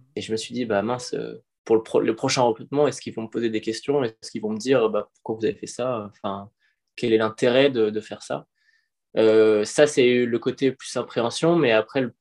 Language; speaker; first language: French; native; French